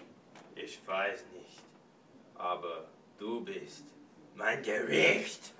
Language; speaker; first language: German; non-native, learner; English